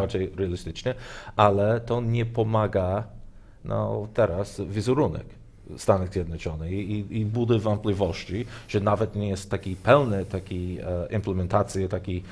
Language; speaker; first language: Polish; non-native, learner; English